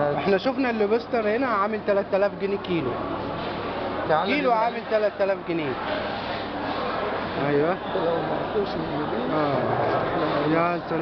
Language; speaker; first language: Arabic; native; Arabic